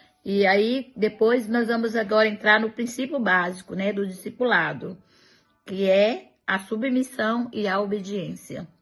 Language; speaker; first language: Portuguese; native; Portuguese